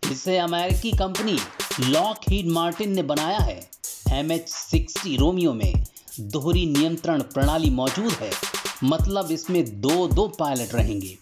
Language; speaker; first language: Hindi; native; Hindi